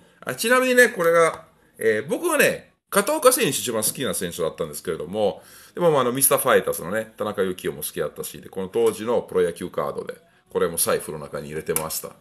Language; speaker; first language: Japanese; non-native, fluent; Italian